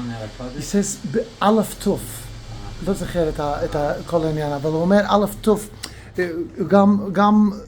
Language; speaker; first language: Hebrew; non-native, fluent; English